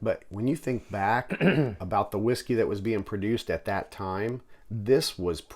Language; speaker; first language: English; native; English